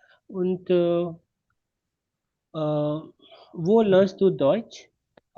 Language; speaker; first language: German; non-native, learner; Hindi